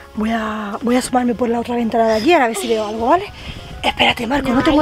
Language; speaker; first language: Spanish; native; Spanish